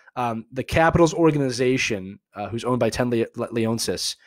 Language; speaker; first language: English; native; English